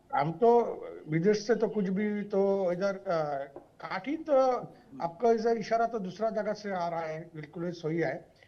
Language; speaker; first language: Hindi; non-native, local second language; Bangla